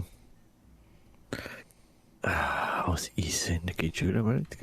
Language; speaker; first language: German; native; German